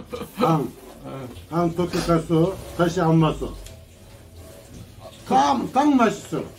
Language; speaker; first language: Korean; non-native, learner; Turkish